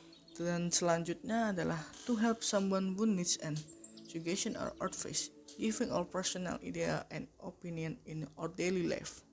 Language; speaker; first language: English; non-native, learner; Indonesian